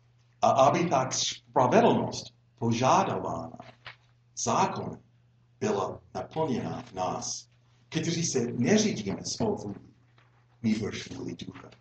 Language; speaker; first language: Czech; non-native, fluent; English